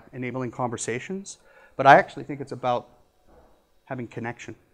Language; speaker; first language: English; native; English